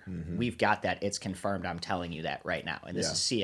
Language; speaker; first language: English; native; English